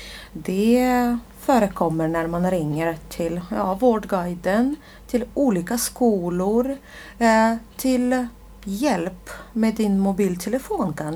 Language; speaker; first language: Swedish; non-native, fluent; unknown